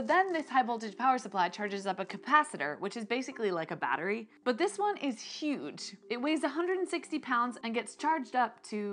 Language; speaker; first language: English; native; English